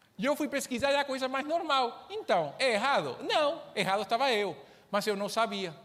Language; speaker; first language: Portuguese; non-native, fluent; Spanish